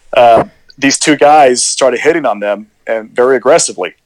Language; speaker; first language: English; early bilingual, other home language; Spanish